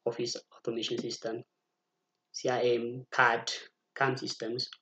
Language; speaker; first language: English; non-native, local second language; Amharic